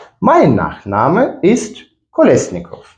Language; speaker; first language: German; non-native, fluent; Ukrainian